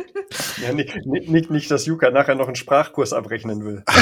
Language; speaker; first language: German; native; German